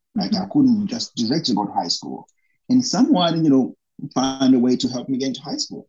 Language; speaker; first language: English; non-native, local second language; Rundi